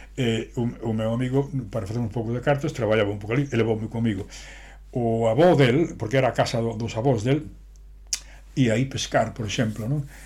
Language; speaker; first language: Galician; non-native, local second language; Spanish